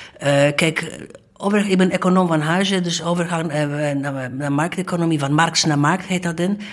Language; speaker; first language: Dutch; non-native, fluent; Polish